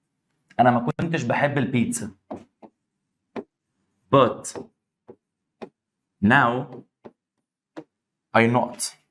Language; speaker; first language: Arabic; native; Arabic